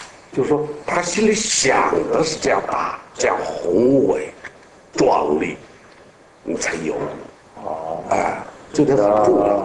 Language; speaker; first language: Chinese; native; Chinese